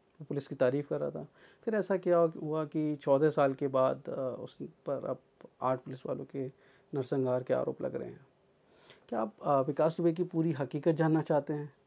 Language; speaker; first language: Hindi; native; Hindi